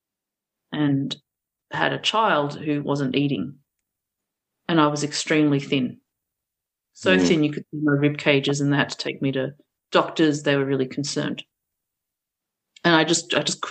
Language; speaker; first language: English; early bilingual, other home language; Portuguese